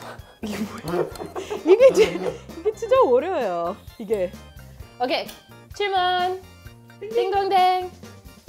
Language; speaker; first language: Korean; non-native, learner; English